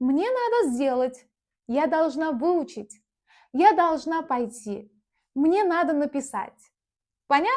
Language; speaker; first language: Russian; non-native, fluent; Azerbaijani